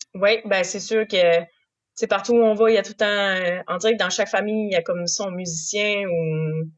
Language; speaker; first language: French; native; French